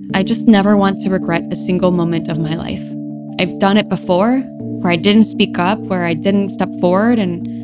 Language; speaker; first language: English; non-native, fluent; French